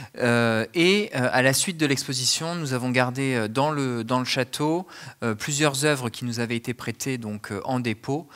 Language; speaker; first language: French; native; French